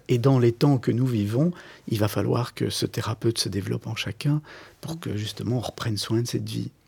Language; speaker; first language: French; native; French